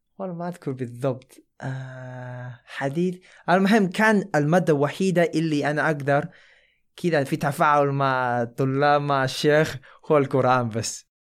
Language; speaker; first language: Arabic; non-native, fluent; Chinese